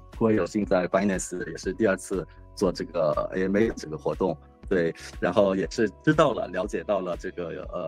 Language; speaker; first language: Chinese; non-native, fluent; Korean